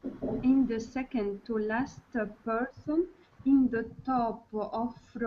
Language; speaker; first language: English; non-native, learner; Arabic